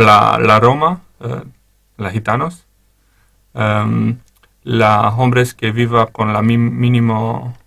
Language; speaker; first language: Spanish; non-native, learner; Romanian